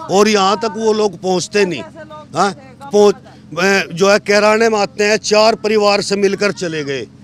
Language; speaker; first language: Hindi; native; Hindi